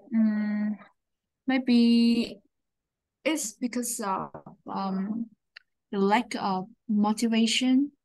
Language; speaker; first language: English; non-native, learner; Vietnamese